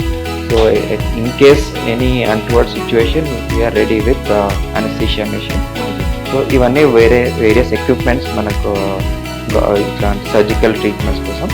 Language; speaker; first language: Telugu; native; Telugu